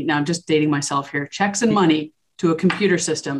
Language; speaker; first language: English; native; English